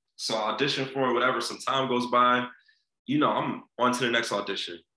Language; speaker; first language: English; native; English